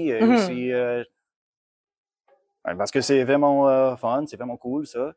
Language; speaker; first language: French; non-native, local second language; English